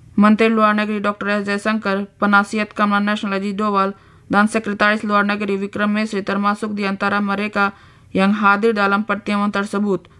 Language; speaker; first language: Indonesian; non-native, fluent; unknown